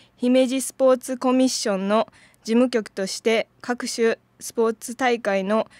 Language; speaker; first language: Japanese; native; Japanese